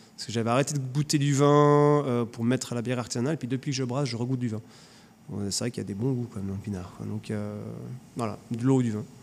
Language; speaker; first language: French; native; French